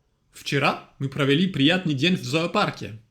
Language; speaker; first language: Russian; non-native, fluent; French